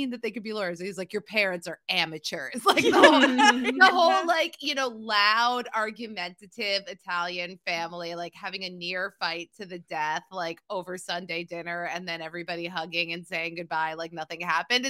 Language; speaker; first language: English; native; English